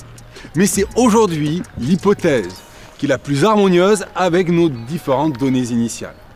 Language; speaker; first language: French; native; French